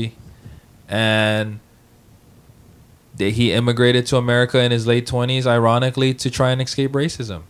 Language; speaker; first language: English; native; English